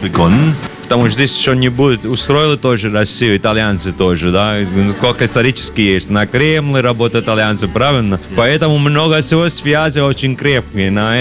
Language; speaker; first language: Russian; non-native, learner; Italian